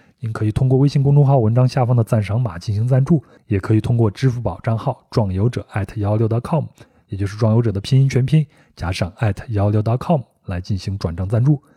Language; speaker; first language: Chinese; native; Chinese